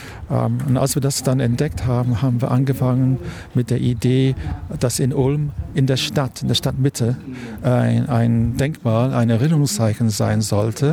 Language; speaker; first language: German; non-native, fluent; English